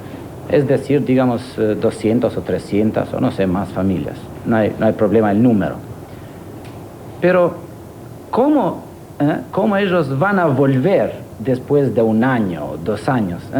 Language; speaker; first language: Spanish; non-native, fluent; Albanian